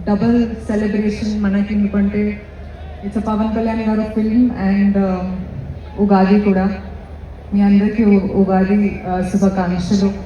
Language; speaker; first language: Telugu; non-native, fluent; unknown